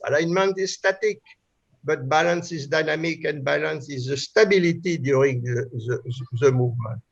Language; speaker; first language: English; non-native, fluent; French